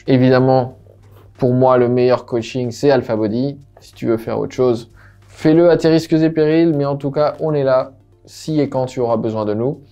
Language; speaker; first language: French; native; French